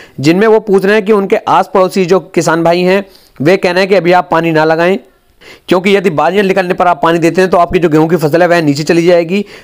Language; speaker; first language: Hindi; native; Hindi